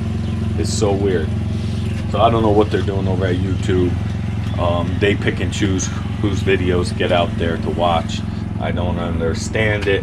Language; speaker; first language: English; native; English